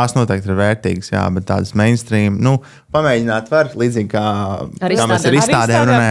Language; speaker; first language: Latvian; native; Latvian